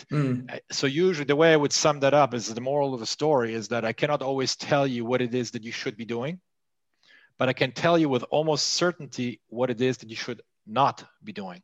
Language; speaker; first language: English; non-native, fluent; Swiss German